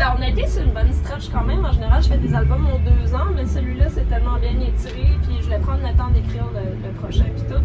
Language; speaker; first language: French; native; French